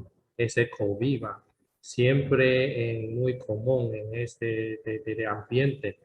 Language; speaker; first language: Spanish; non-native, learner; Chinese